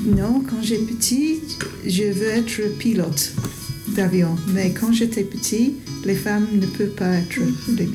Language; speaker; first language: French; non-native, learner; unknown